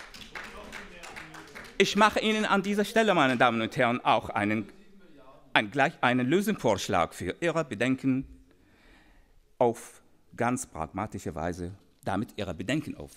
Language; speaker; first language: German; non-native, fluent; Arabic